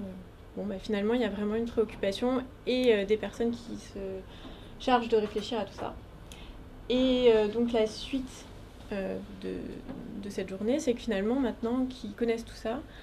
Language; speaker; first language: French; native; French